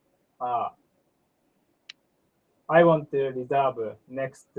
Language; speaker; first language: English; non-native, learner; Japanese